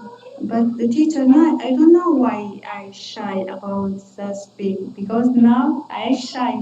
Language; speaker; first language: English; non-native, learner; Kurdish